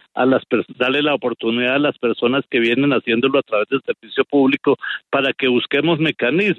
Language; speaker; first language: Spanish; native; Spanish